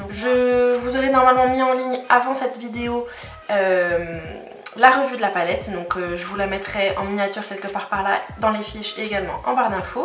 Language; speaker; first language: French; native; French